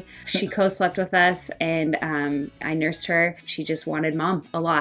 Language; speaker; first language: English; native; English